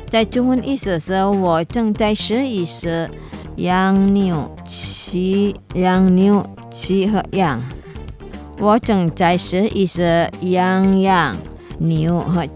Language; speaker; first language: Chinese; non-native, learner; Indonesian